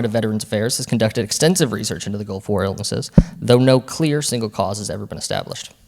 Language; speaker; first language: English; native; English